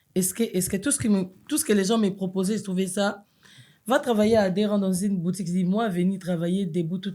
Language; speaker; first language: French; non-native, local second language; Lingala